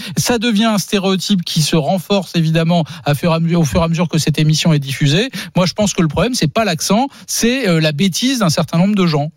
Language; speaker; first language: French; native; French